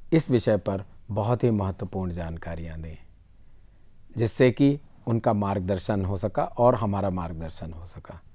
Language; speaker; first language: Hindi; native; Hindi